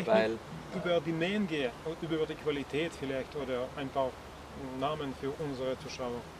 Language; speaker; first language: German; non-native, learner; Russian